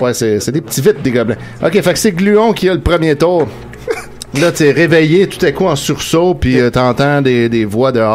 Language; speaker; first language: French; native; French